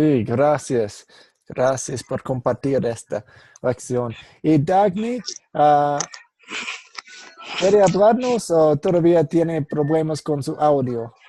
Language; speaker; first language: Spanish; non-native, fluent; English